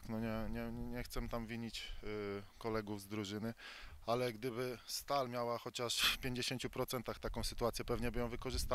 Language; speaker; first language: Polish; native; Polish